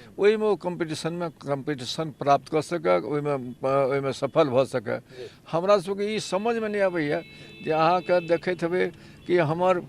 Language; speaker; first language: Maithili; native; Maithili